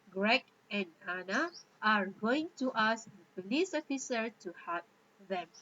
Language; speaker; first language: English; non-native, local second language; Malay